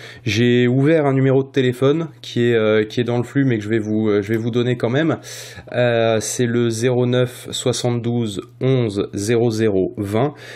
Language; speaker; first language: French; native; French